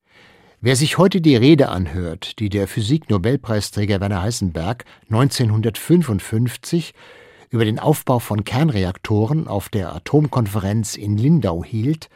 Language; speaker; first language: German; native; German